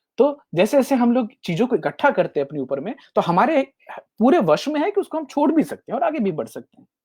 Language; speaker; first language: Hindi; native; Hindi